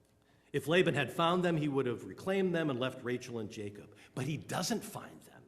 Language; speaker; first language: English; native; English